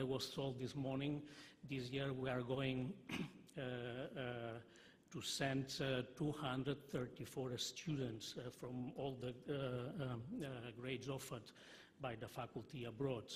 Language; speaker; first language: English; non-native, fluent; Catalan